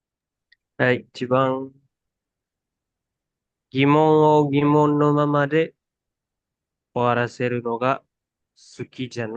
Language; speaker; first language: Japanese; non-native, learner; Indonesian